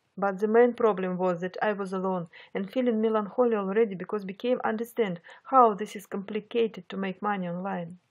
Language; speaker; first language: English; non-native, fluent; Russian